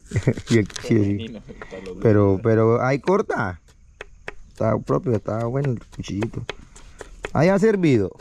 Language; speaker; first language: Spanish; native; Spanish